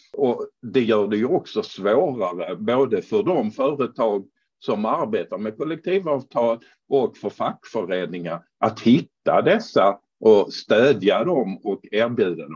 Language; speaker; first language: Swedish; non-native, fluent; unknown